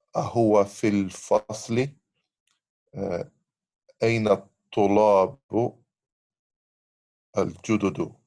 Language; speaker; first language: Arabic; non-native, learner; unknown